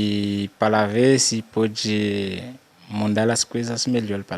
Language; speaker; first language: Portuguese; non-native, learner; Haitian Creole